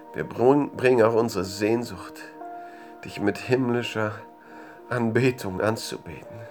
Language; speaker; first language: German; native; German